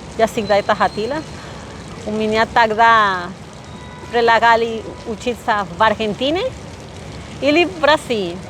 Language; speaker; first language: Russian; non-native, learner; Spanish